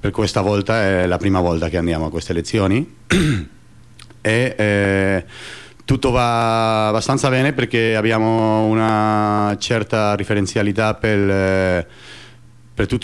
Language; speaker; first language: Italian; non-native, fluent; Catalan